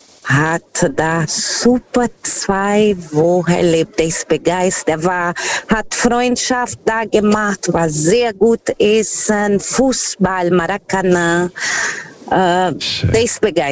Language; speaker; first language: German; non-native, fluent; Portuguese